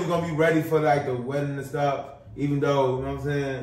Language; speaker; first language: English; native; English